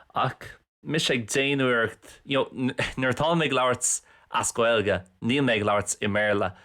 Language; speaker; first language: Irish; non-native, local second language; English